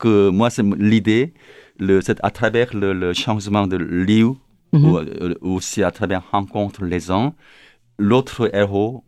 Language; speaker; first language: French; non-native, learner; Korean